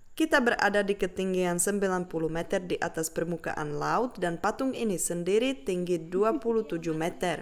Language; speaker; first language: Indonesian; non-native, fluent; Czech